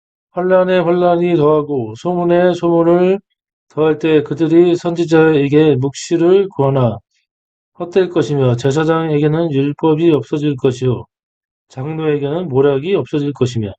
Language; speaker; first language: Korean; native; Korean